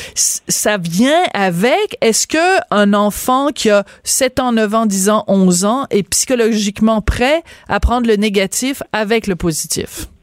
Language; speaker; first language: French; native; French